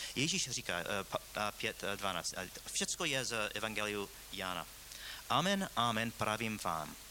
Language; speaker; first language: Czech; non-native, fluent; English